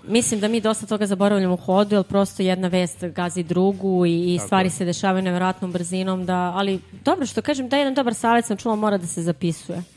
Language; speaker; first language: Serbian; native; Serbian